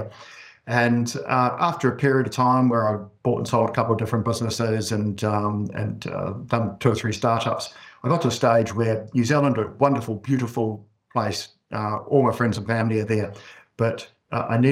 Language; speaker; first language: English; native; English